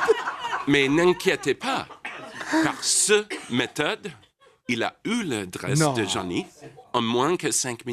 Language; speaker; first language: French; non-native, learner; English